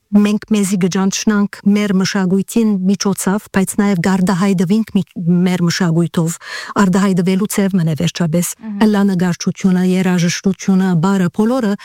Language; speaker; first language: Armenian; early bilingual, heritage; Armenian